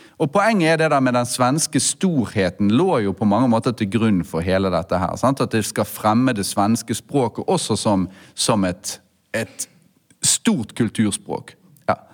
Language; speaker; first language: Norwegian; native; Norwegian